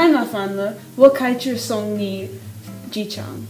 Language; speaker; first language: Chinese; non-native, learner; English